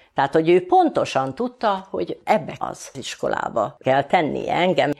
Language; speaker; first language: Hungarian; native; Hungarian